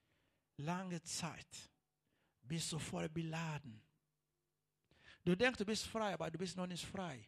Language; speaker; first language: German; non-native, learner; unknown